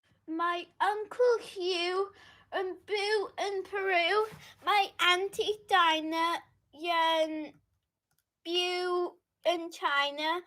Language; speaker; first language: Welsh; non-native, learner; English